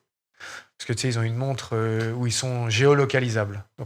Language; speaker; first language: French; native; French